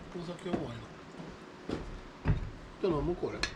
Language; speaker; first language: Japanese; native; Japanese